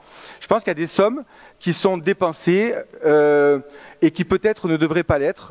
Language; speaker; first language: French; native; French